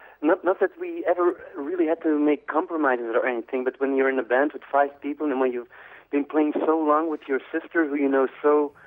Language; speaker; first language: English; non-native, fluent; Dutch